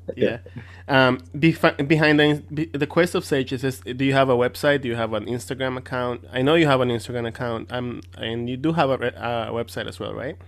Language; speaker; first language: English; non-native, fluent; Spanish